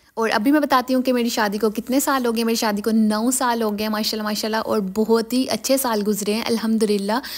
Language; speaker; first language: Urdu; native; Urdu